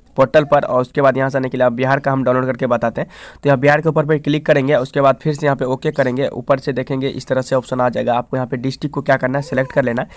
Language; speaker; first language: Hindi; native; Hindi